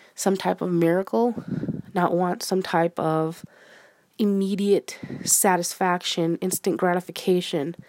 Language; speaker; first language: English; native; English